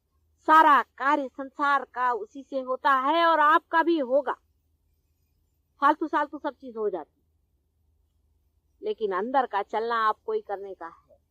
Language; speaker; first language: Hindi; non-native, local second language; Marathi